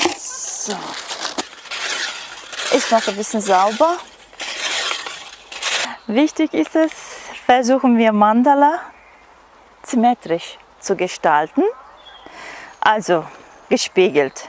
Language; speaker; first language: German; non-native, learner; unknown